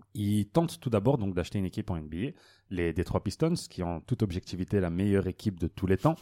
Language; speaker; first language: French; native; French